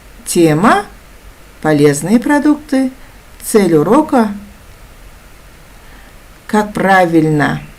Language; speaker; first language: Russian; non-native, local second language; Kazakh